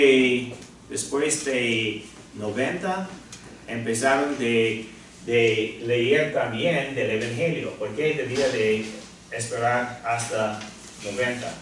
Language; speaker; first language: Spanish; non-native, fluent; English